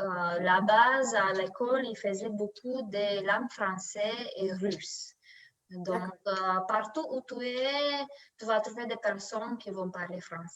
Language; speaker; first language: French; non-native, learner; Romanian